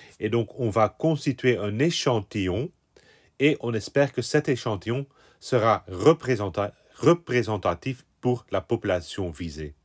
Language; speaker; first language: French; non-native, local second language; Dutch